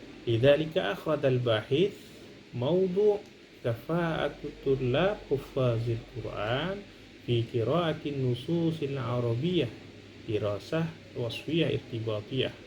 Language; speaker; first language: Arabic; non-native, fluent; Indonesian